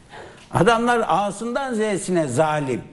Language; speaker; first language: Turkish; native; Turkish